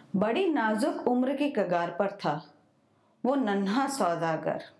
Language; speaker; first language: Hindi; non-native, local second language; Malayalam